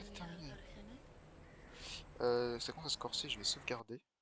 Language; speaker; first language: French; native; French